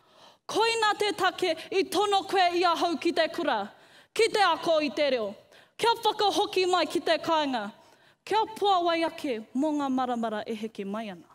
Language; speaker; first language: Māori; non-native, local second language; English